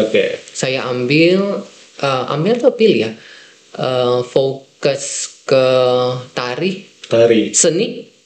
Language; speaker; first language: Indonesian; non-native, fluent; Dutch